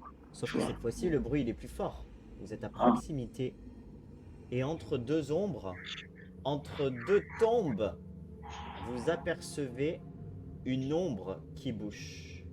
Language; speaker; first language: French; native; French